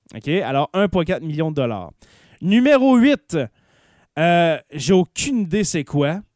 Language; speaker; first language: French; native; French